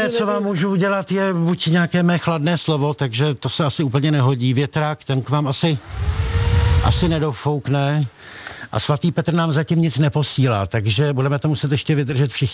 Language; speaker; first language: Czech; native; Czech